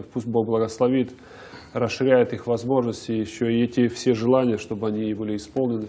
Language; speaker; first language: Russian; native; Russian